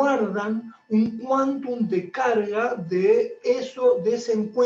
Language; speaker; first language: Spanish; native; Spanish